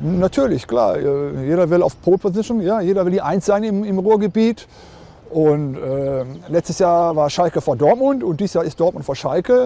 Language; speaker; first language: German; native; German